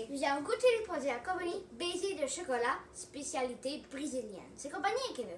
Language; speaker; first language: French; non-native, local second language; English